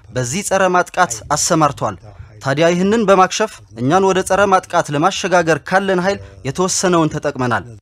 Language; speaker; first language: Amharic; non-native, local second language; Tigrinya